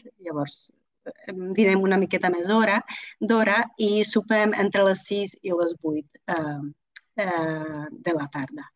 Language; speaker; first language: Catalan; non-native, fluent; Czech